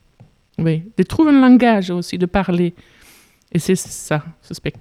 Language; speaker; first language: French; non-native, fluent; German